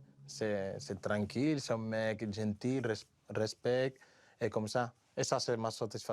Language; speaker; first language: French; non-native, learner; Spanish